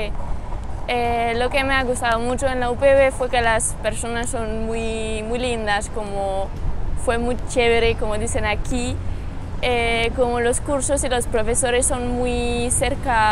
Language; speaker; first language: Spanish; non-native, learner; French